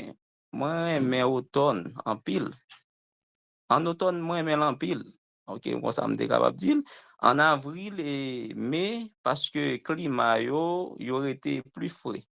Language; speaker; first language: French; non-native, local second language; Haitian Creole